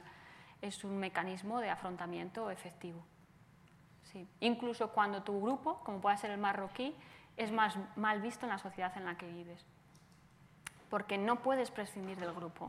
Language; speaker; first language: Spanish; native; Spanish